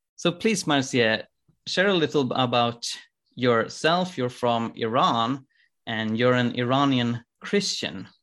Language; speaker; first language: English; non-native, fluent; Swedish